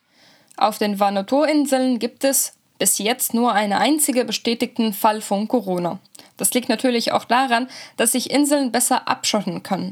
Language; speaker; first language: German; native; German